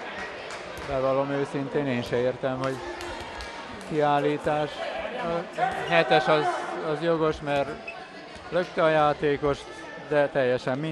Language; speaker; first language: Hungarian; native; Hungarian